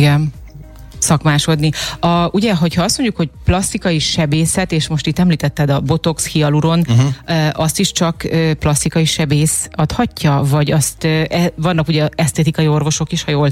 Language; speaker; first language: Hungarian; native; Hungarian